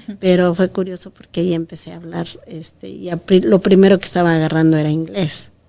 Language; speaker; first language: Spanish; non-native, local second language; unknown